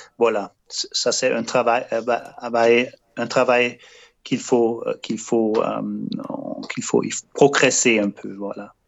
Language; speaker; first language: French; non-native, fluent; German